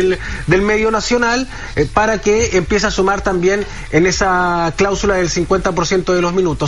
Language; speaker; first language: Spanish; native; Spanish